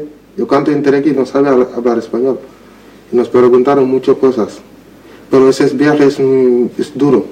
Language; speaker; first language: Spanish; non-native, learner; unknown